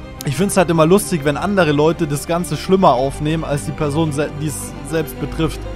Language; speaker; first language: German; native; German